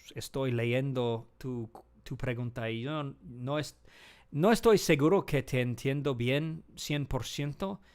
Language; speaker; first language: Spanish; non-native, learner; English